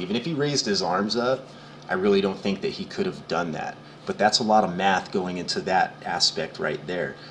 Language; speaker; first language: English; native; English